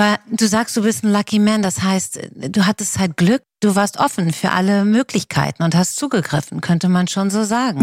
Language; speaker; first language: German; native; German